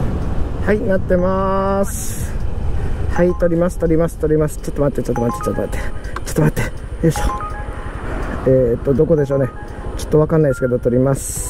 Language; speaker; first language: Japanese; native; Japanese